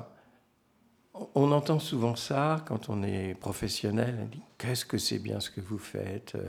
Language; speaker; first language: French; native; French